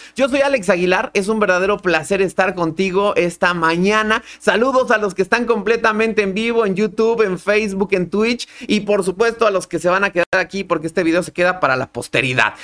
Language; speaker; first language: Spanish; native; Spanish